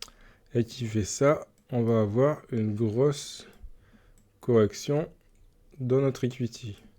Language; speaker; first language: French; native; French